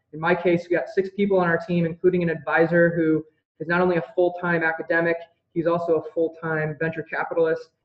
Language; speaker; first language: English; native; English